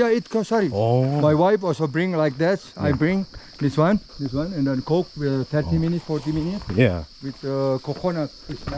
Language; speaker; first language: English; non-native, learner; Indonesian